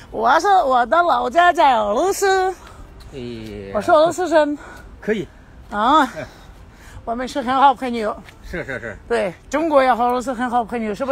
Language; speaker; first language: Chinese; non-native, learner; Russian